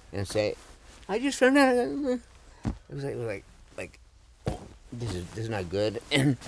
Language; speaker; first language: English; native; English